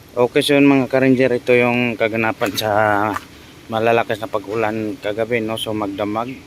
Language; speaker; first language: Filipino; native; Filipino